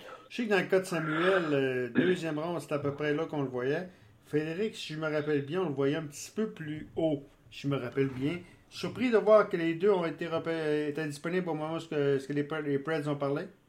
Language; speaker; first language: French; native; French